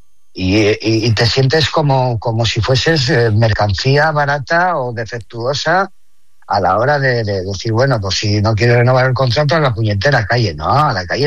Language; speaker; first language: Spanish; native; Spanish